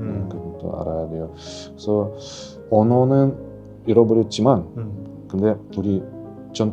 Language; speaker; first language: Korean; non-native, fluent; Russian